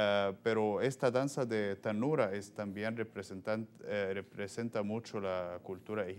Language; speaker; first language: Spanish; non-native, fluent; Arabic